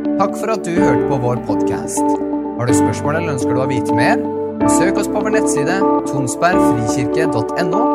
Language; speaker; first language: Norwegian; native; Norwegian